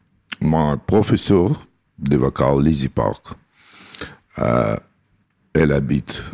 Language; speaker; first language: French; non-native, learner; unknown